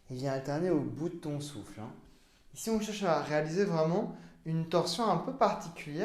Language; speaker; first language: French; native; French